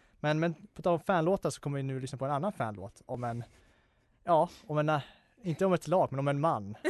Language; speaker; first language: Swedish; native; Swedish